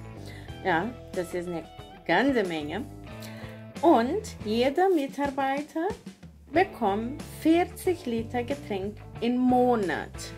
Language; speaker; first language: German; non-native, learner; Portuguese